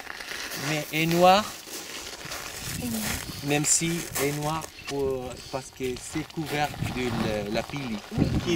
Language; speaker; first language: French; non-native, learner; Spanish